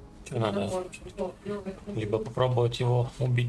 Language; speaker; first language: Russian; native; Russian